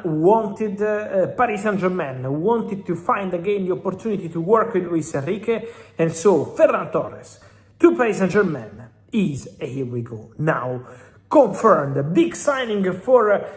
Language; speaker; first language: English; non-native, fluent; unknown